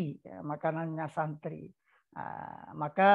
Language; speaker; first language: Indonesian; native; Indonesian